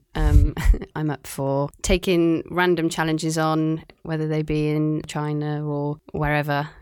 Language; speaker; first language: English; native; English